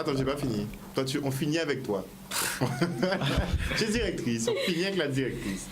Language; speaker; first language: French; native; French